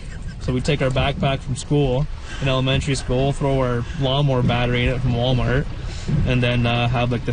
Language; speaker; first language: English; native; English